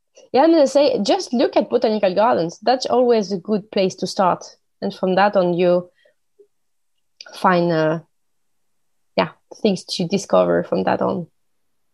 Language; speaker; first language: English; non-native, fluent; French